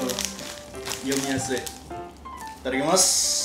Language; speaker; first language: Japanese; non-native, learner; Indonesian